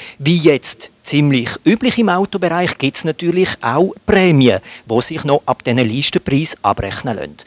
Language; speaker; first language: German; native; German